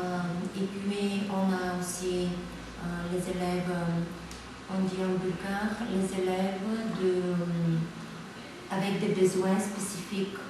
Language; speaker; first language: French; non-native, fluent; Bulgarian